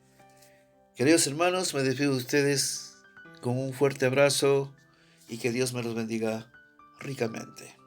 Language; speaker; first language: Spanish; native; Spanish